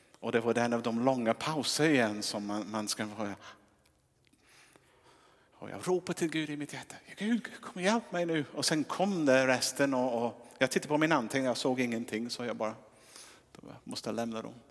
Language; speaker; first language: Swedish; non-native, fluent; English